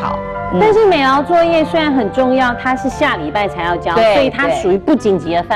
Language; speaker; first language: Chinese; native; Chinese